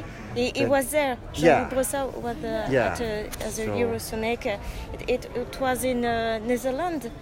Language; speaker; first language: English; non-native, learner; French